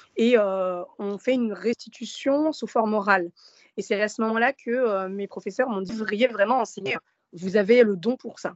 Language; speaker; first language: French; early bilingual, other home language; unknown